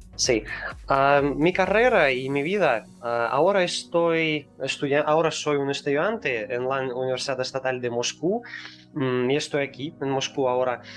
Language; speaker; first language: Spanish; non-native, learner; Russian